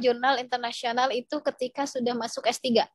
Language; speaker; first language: Indonesian; native; Indonesian